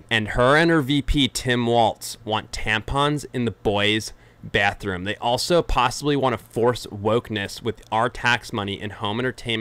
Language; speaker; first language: English; native; English